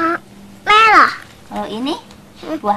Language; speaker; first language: Indonesian; native; Indonesian